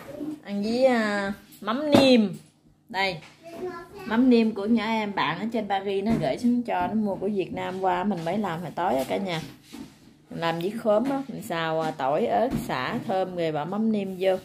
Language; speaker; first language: Vietnamese; native; Vietnamese